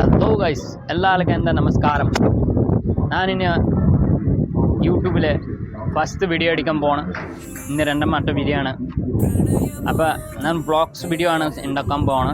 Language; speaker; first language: Malayalam; non-native, learner; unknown